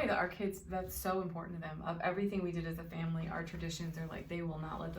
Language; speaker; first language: English; native; English